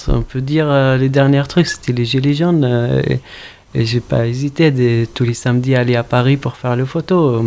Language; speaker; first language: French; non-native, fluent; Arabic